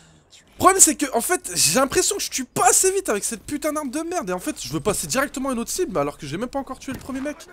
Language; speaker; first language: French; native; French